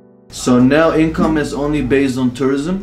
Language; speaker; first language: English; non-native, learner; Turkish